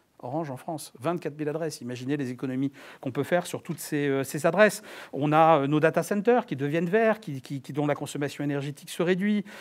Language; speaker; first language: French; native; French